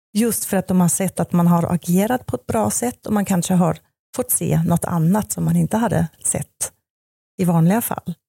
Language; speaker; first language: Swedish; non-native, fluent; German